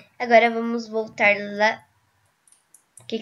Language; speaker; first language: Portuguese; native; Portuguese